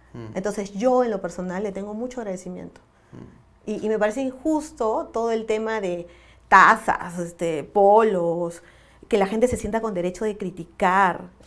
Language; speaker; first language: Spanish; native; Spanish